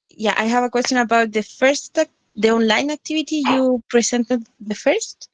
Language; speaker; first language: English; non-native, learner; Spanish